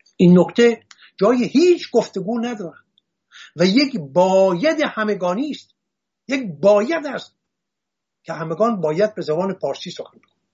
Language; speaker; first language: Persian; non-native, local second language; Assyrian Neo-Aramaic